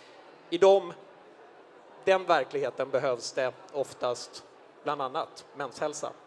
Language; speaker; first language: Swedish; native; Swedish